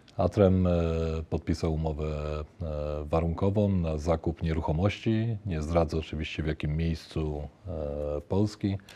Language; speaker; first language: Polish; native; Polish